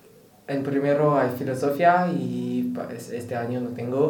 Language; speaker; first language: Spanish; non-native, learner; French